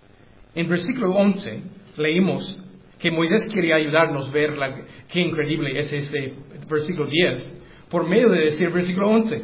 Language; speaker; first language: Spanish; non-native, learner; English